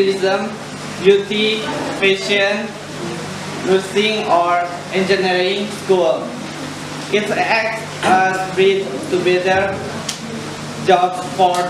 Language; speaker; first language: English; non-native, learner; Indonesian